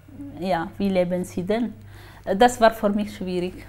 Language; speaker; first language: German; non-native, learner; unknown